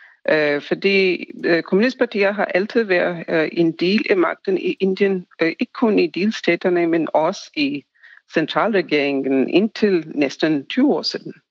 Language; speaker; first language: Danish; non-native, fluent; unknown